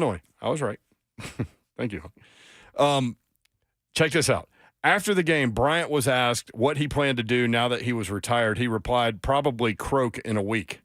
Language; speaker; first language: English; native; English